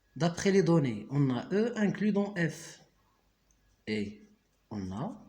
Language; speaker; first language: French; non-native, local second language; Arabic